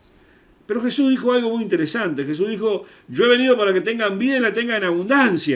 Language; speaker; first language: Spanish; native; Spanish